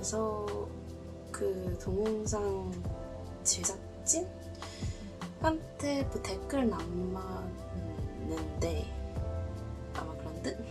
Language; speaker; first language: Korean; non-native, learner; Cantonese